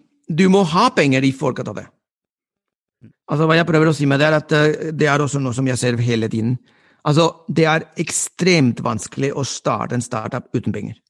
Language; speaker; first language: Norwegian; non-native, fluent; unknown